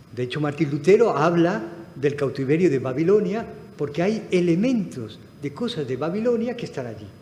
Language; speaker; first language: Spanish; non-native, fluent; Arabic